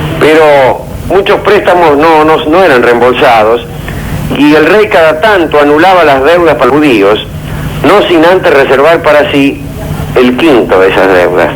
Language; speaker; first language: Spanish; native; Spanish